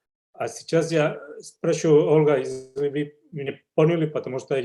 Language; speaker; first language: Russian; non-native, learner; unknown